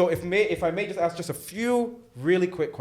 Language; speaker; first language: English; native; English